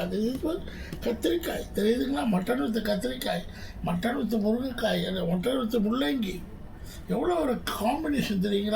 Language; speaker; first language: Tamil; native; Tamil